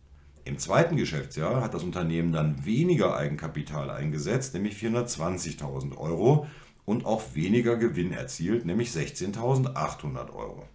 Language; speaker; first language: German; native; German